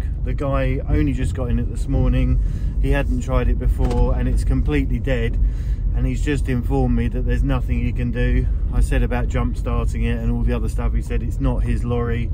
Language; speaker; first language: English; native; English